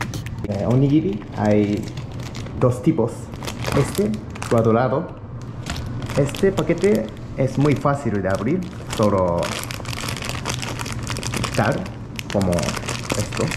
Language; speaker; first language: Spanish; non-native, learner; Japanese